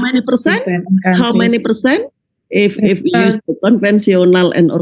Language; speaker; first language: English; non-native, learner; Indonesian